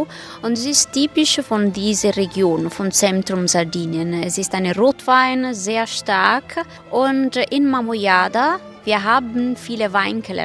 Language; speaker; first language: German; non-native, fluent; Italian